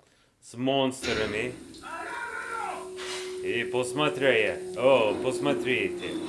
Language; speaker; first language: Russian; non-native, learner; English